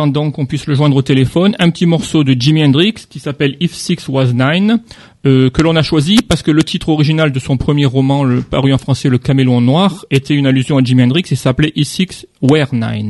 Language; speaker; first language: French; native; French